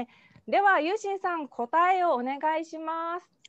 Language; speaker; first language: Japanese; native; Japanese